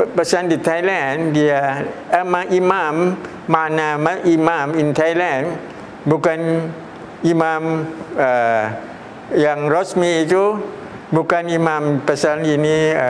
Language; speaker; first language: Indonesian; early bilingual, heritage; Thai